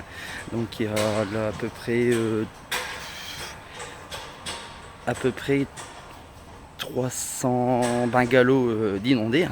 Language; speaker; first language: French; native; French